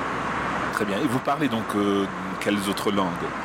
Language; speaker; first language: French; non-native, fluent; English